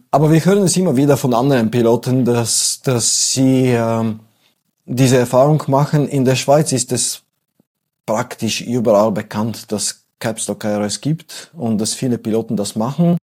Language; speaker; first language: German; non-native, fluent; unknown